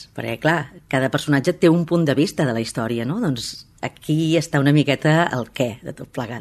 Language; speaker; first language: Catalan; native; Catalan